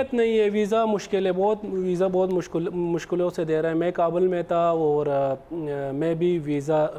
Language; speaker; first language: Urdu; non-native, fluent; Pashto